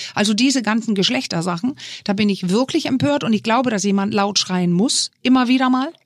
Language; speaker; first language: German; non-native, fluent; Danish